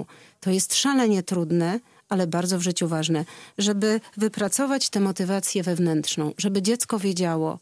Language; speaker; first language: Polish; native; Polish